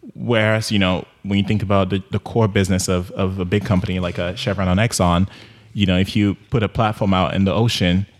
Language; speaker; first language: English; non-native, local second language; Yoruba